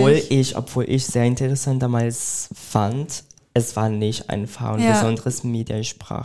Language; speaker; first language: German; non-native, fluent; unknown